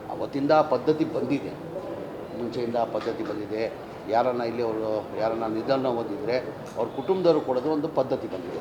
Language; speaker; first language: Kannada; non-native, local second language; Urdu